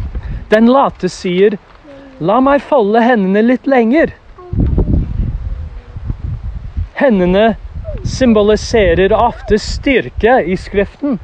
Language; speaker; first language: Norwegian; non-native, fluent; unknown